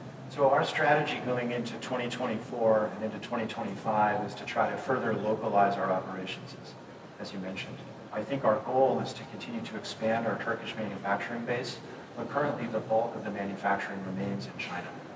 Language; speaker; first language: English; native; English